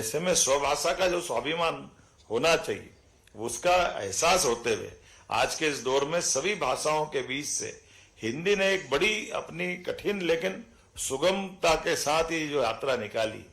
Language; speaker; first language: Hindi; native; Hindi